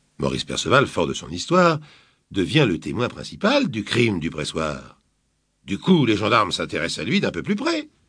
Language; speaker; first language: French; native; French